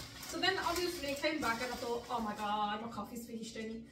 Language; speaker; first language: English; early bilingual, other home language; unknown